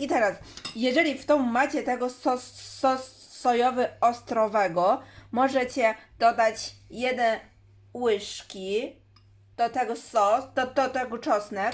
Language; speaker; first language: Polish; non-native, learner; Chinese